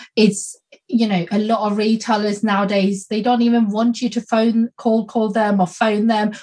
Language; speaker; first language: English; non-native, fluent; Swedish